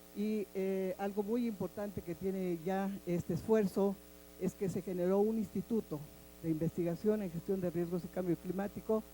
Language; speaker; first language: Spanish; native; Spanish